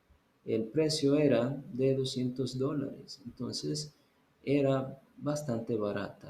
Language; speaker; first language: Spanish; native; Spanish